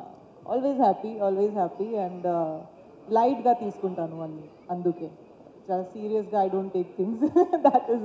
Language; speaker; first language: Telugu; non-native, fluent; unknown